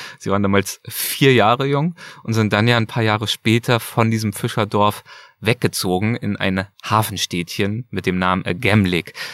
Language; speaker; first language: German; native; German